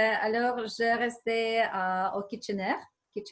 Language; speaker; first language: French; non-native, learner; Ukrainian